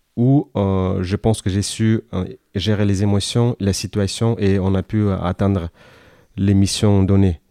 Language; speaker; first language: French; non-native, fluent; Kyrgyz